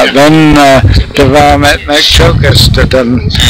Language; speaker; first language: Turkish; non-native, learner; English